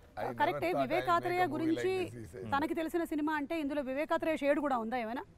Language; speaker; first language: Telugu; native; Telugu